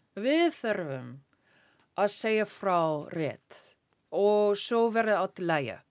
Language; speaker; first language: Icelandic; non-native, learner; English